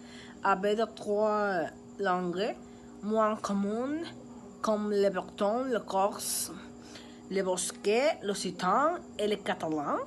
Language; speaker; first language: French; non-native, learner; Spanish